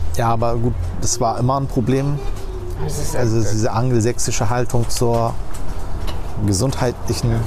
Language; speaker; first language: German; early bilingual, other home language; Turkish